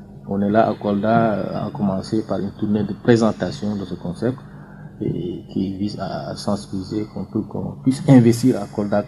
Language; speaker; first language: French; non-native, local second language; Fula